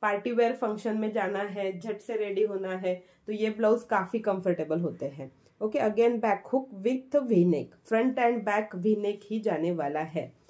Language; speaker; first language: Hindi; non-native, local second language; Marathi